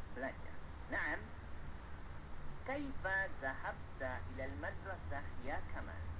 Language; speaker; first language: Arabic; non-native, fluent; Malay